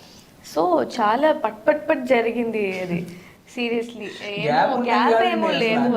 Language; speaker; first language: Telugu; non-native, learner; Tamil